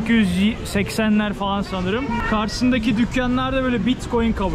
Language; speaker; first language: Turkish; native; Turkish